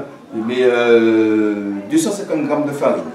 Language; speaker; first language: French; native; French